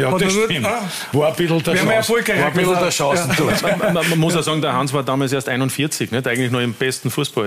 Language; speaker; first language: German; native; German